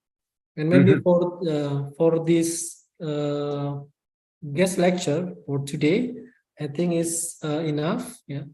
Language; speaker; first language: English; non-native, fluent; Indonesian